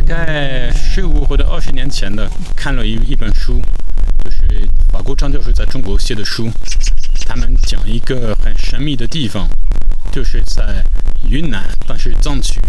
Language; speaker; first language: Chinese; non-native, fluent; French